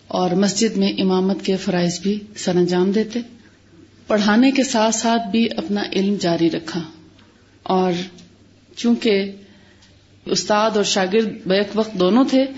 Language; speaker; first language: Urdu; native; Urdu